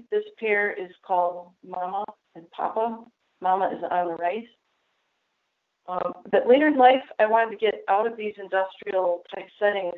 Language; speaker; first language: English; native; English